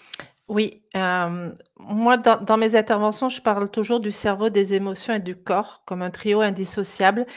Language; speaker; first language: French; native; French